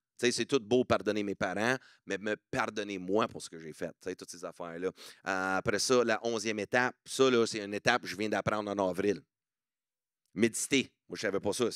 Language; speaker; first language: French; non-native, local second language; English